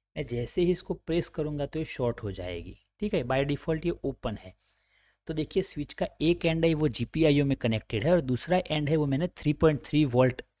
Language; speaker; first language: Hindi; native; Hindi